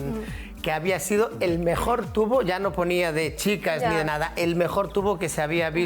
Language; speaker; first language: Spanish; native; Spanish